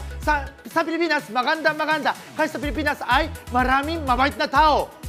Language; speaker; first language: Filipino; non-native, learner; Japanese